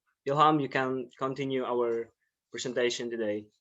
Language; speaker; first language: English; non-native, learner; Indonesian